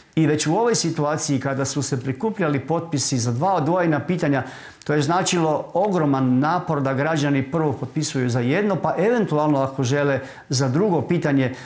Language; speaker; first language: Croatian; native; Croatian